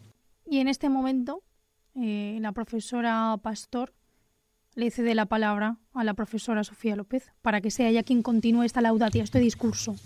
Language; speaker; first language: Spanish; native; Spanish